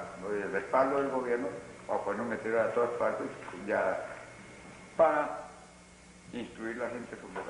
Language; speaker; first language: Spanish; native; Spanish